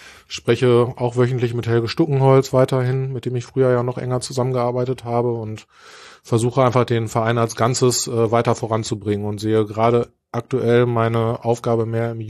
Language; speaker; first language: German; native; German